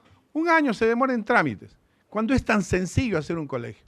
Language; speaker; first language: Spanish; native; Spanish